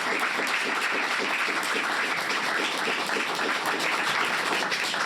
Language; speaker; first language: English; non-native, fluent; Italian